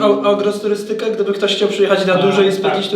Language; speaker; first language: Polish; native; Polish